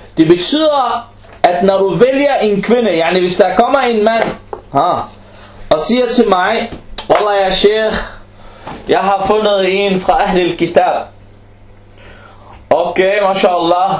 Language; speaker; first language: Danish; non-native, fluent; Arabic